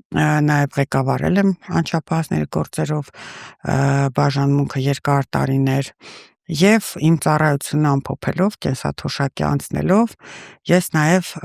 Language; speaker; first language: Armenian; early bilingual, heritage; Russian